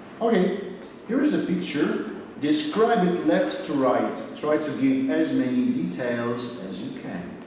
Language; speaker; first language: English; non-native, fluent; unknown